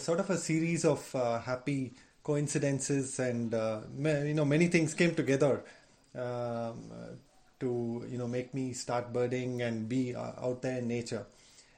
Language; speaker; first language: English; non-native, local second language; Tamil